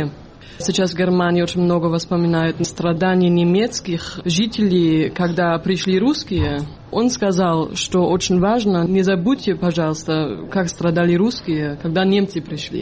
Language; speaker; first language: Russian; non-native, fluent; German